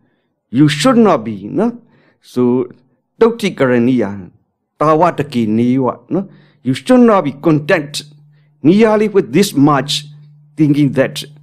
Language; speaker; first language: English; non-native, learner; Burmese